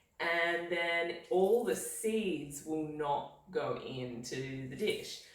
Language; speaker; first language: English; native; English